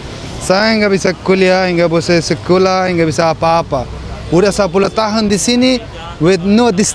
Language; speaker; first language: Indonesian; early bilingual, other home language; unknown